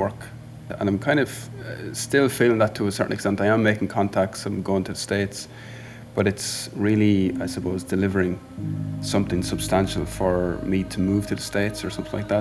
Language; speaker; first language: English; native; English